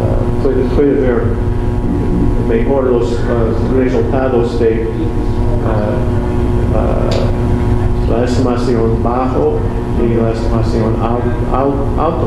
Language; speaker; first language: Spanish; non-native, learner; English